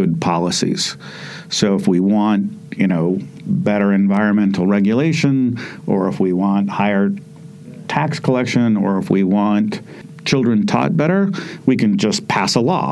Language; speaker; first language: English; native; English